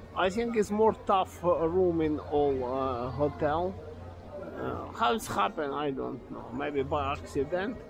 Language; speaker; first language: English; non-native, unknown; Ukrainian